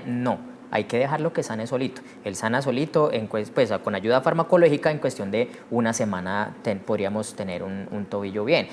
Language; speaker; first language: Spanish; native; Spanish